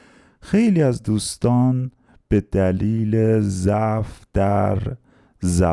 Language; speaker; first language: Persian; native; Persian